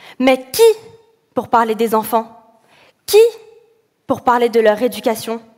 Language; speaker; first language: French; early bilingual, other home language; Arabic